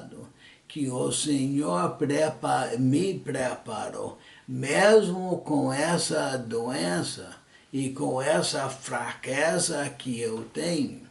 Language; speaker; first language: Portuguese; early bilingual, other home language; English